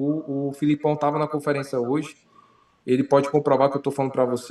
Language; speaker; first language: Portuguese; native; Portuguese